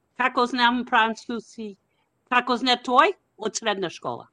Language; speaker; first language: Macedonian; non-native, learner; English